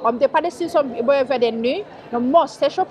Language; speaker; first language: Swedish; non-native, learner; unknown